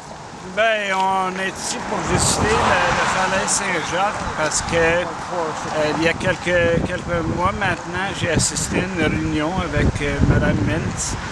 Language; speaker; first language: French; non-native, local second language; English